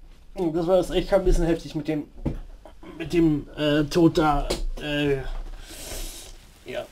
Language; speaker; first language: German; native; German